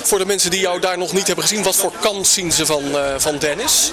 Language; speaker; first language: Dutch; native; Dutch